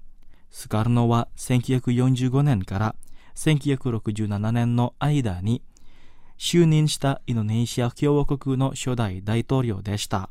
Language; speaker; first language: Japanese; non-native, fluent; Indonesian